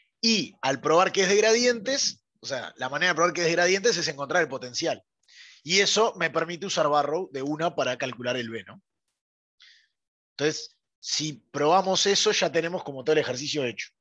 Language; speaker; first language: Spanish; native; Spanish